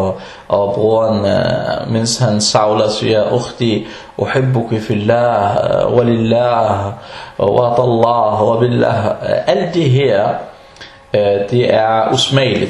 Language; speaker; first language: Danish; early bilingual, other home language; Arabic